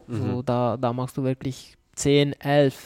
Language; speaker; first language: German; non-native, learner; Czech